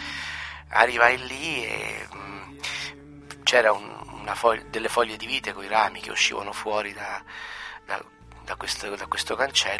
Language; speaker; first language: Italian; native; Italian